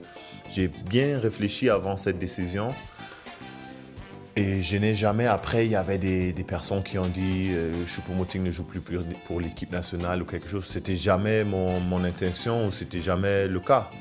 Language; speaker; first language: French; non-native, fluent; German